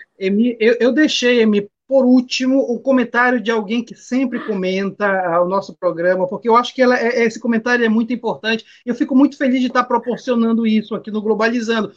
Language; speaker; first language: Portuguese; native; Portuguese